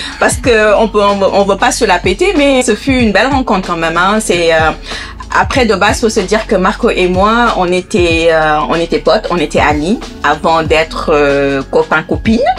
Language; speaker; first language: French; non-native, local second language; Wolof